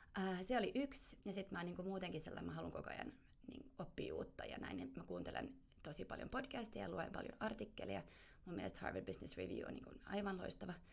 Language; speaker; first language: Finnish; non-native, fluent; German